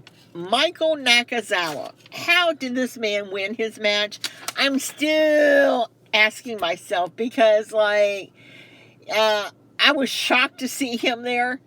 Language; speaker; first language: English; native; English